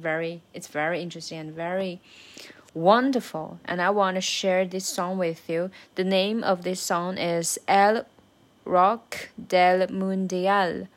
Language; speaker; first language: English; non-native, learner; Chinese